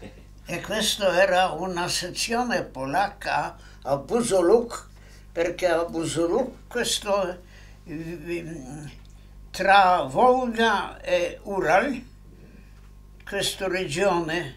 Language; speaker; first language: Italian; non-native, fluent; Polish